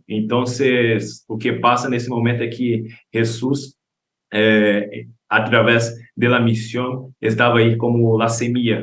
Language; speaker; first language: Spanish; non-native, learner; Portuguese